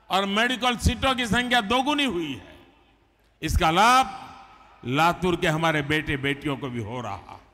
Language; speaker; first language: Hindi; non-native, local second language; Gujarati